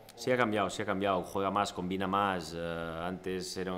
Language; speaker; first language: Spanish; non-native, local second language; Catalan